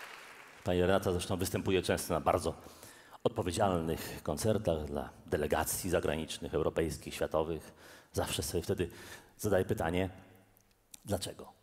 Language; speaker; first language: Polish; native; Polish